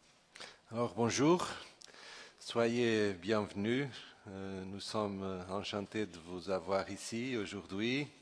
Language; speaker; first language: French; non-native, fluent; Portuguese